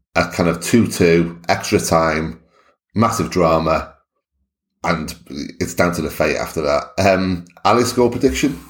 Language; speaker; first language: English; native; English